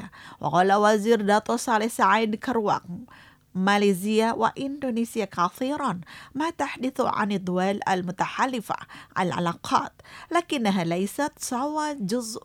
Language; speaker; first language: Arabic; non-native, fluent; Indonesian